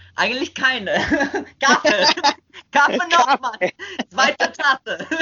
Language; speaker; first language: German; non-native, fluent; Spanish